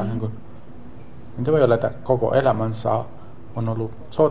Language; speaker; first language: Finnish; non-native, learner; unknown